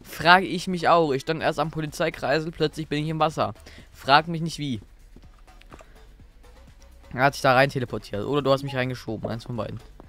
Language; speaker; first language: German; native; German